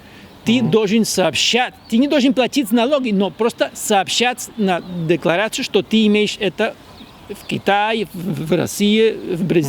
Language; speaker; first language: Russian; non-native, fluent; Spanish